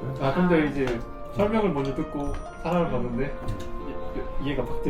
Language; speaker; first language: Korean; native; Korean